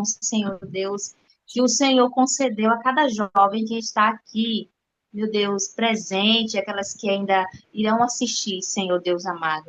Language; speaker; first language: Portuguese; native; Portuguese